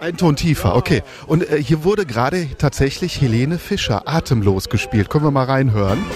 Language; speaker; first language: German; native; German